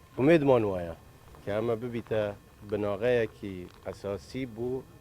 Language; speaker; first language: Central Kurdish; non-native, local second language; Kurdish